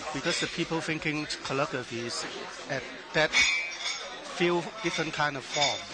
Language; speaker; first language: English; non-native, learner; Chinese